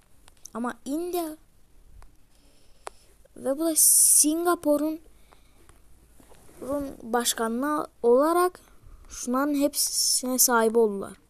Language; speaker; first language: Turkish; early bilingual, heritage; Turkish